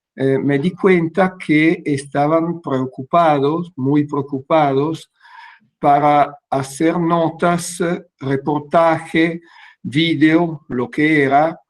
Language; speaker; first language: Spanish; non-native, fluent; Italian